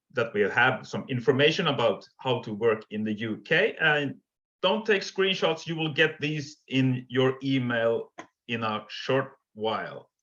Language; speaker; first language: English; non-native, fluent; Finnish